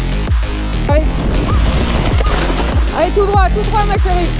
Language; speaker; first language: French; native; French